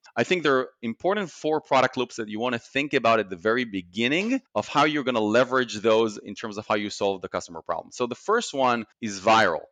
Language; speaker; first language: English; non-native, fluent; Hebrew